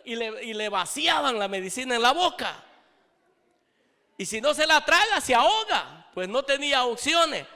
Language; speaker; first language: Spanish; native; Spanish